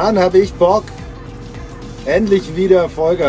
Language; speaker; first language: German; native; German